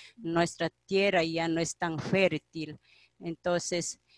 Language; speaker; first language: Spanish; non-native, local second language; Quechua